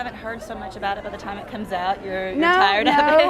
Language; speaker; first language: English; native; English